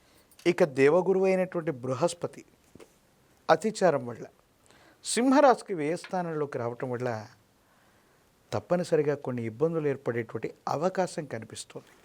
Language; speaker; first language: Telugu; native; Telugu